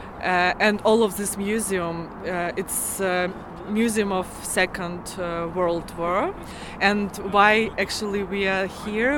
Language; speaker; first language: English; non-native, learner; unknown